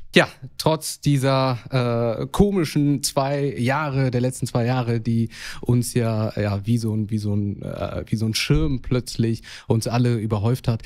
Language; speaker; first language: German; early bilingual, other home language; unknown